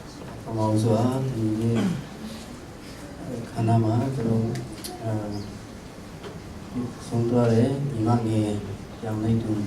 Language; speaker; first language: Burmese; non-native, local second language; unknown